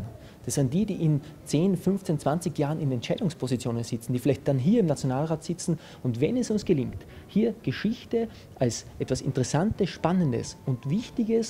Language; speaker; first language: German; native; German